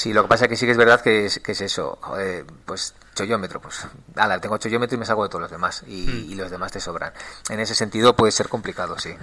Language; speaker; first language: Spanish; native; Spanish